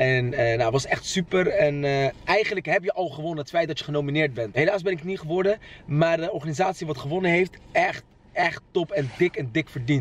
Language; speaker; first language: Dutch; native; Dutch